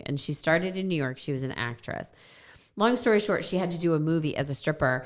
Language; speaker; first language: English; native; English